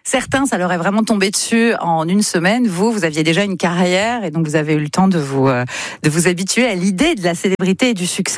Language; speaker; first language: French; native; French